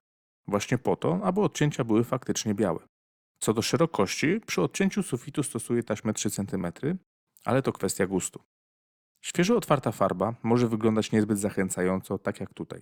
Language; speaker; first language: Polish; native; Polish